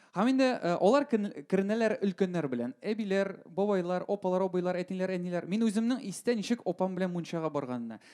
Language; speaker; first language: Tatar; non-native, local second language; Russian